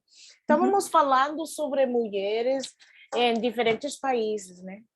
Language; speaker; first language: Portuguese; non-native, fluent; Spanish